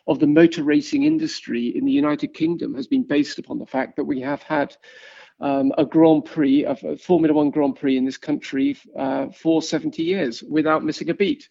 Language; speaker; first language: English; native; English